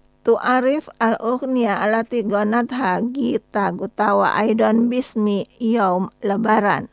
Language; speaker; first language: Arabic; non-native, fluent; Indonesian